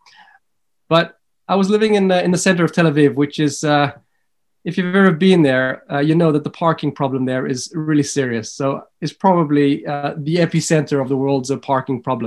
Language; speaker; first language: English; native; English